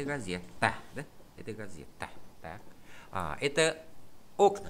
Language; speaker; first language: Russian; non-native, fluent; Vietnamese